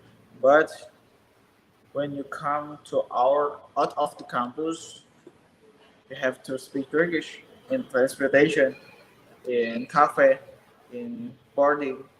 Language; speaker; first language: English; non-native, learner; Indonesian